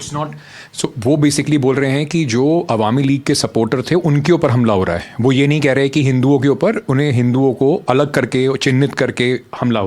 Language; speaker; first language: Hindi; native; Hindi